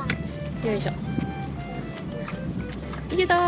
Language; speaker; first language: Japanese; native; Japanese